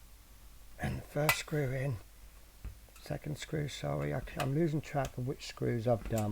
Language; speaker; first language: English; native; English